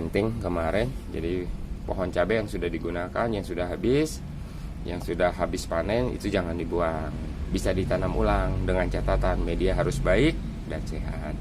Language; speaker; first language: Indonesian; native; Indonesian